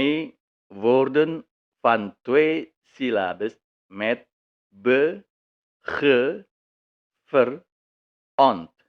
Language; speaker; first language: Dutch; non-native, fluent; Indonesian